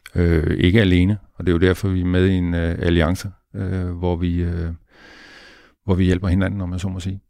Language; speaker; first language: Danish; native; Danish